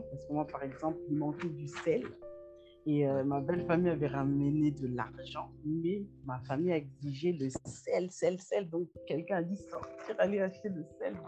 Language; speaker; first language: French; native; French